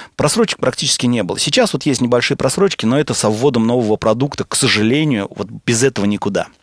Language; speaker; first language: Russian; native; Russian